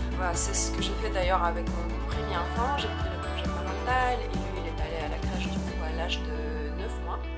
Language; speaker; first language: French; non-native, fluent; Ukrainian